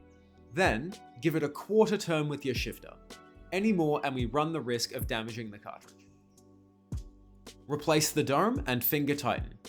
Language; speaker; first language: English; native; English